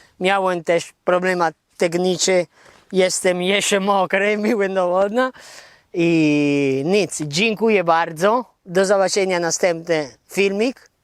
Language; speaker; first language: Polish; non-native, learner; Italian